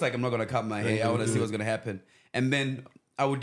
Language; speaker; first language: English; non-native, local second language; Venda